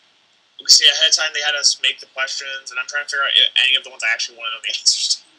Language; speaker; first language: English; native; English